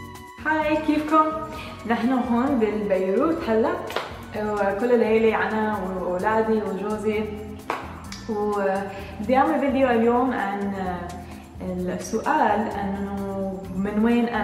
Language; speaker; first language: Arabic; non-native, learner; English